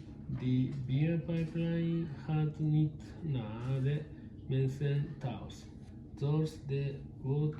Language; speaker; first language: Dutch; non-native, learner; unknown